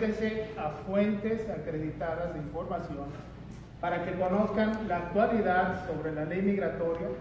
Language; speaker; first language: Spanish; native; Spanish